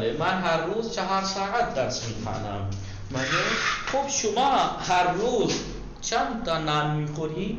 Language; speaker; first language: Persian; non-native, fluent; Urdu